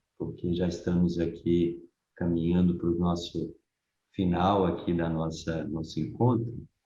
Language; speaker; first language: Portuguese; native; Portuguese